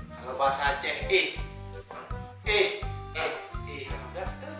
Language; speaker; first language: Indonesian; non-native, local second language; Achinese